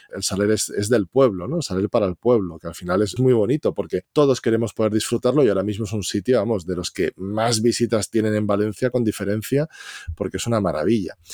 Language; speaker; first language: Spanish; native; Spanish